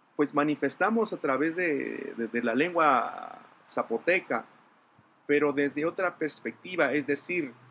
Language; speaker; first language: Spanish; non-native, local second language; Zapotec